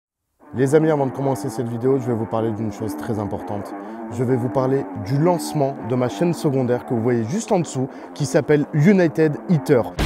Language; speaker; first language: French; native; French